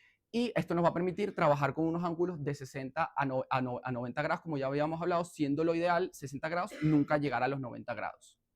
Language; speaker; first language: Spanish; native; Spanish